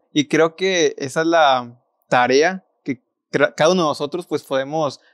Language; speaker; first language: Spanish; native; Spanish